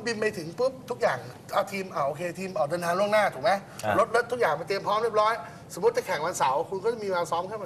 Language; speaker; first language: Thai; native; Thai